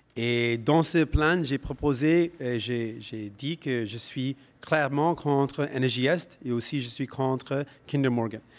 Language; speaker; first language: French; non-native, local second language; English